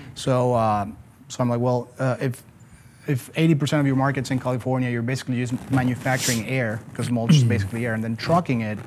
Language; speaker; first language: English; non-native, fluent; Spanish